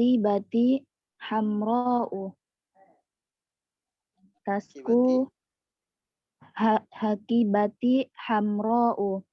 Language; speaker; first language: Arabic; non-native, learner; Indonesian